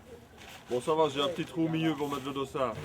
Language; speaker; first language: French; non-native, local second language; Dutch